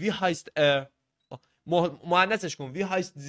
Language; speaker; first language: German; non-native, fluent; Persian